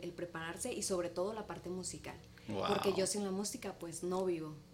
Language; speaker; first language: Spanish; native; Spanish